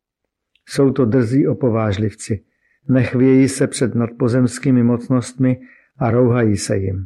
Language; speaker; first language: Czech; native; Czech